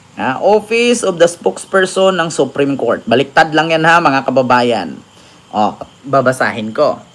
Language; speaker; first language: Filipino; native; Filipino